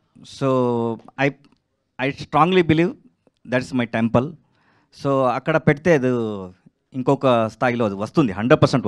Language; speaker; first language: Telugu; non-native, learner; Kannada